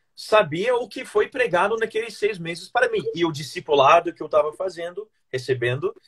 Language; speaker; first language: Portuguese; non-native, fluent; English